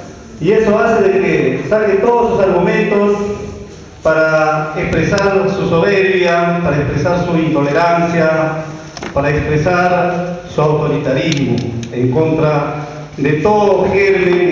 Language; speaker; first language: Spanish; native; Spanish